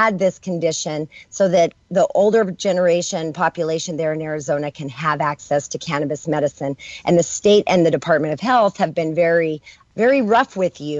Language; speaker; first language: English; native; English